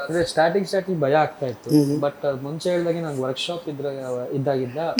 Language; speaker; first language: Kannada; native; Kannada